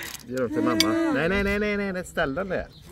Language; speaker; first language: Swedish; native; Swedish